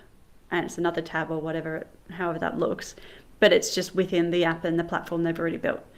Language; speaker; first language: English; native; English